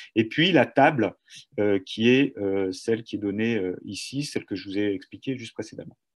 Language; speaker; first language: French; native; French